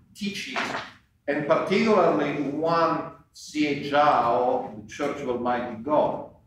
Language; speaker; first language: English; non-native, fluent; Italian